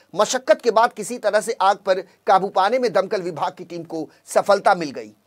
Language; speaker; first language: Hindi; native; Hindi